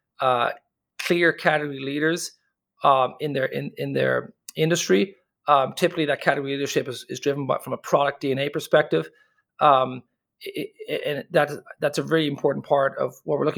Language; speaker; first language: English; native; English